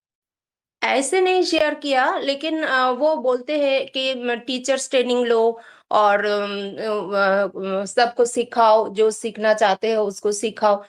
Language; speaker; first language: Hindi; non-native, local second language; Bangla